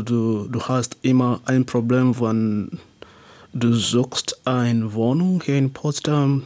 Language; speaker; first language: German; non-native, learner; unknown